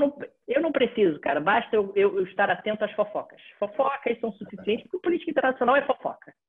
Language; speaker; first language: Portuguese; native; Portuguese